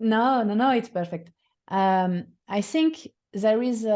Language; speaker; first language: English; non-native, fluent; French